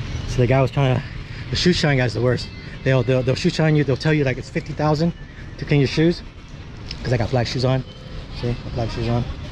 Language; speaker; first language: English; native; English